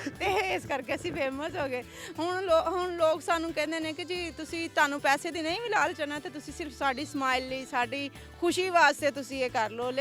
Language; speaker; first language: Punjabi; native; Punjabi